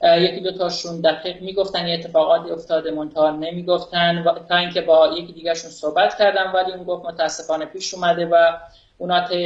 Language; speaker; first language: Persian; non-native, local second language; Kurdish